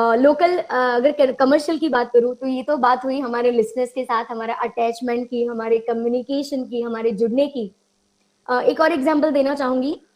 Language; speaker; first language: Hindi; non-native, local second language; Gujarati